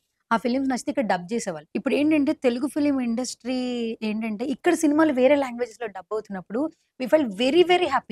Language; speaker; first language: Telugu; native; Telugu